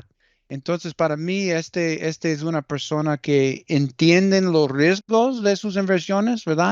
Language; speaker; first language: Spanish; early bilingual, heritage; Spanish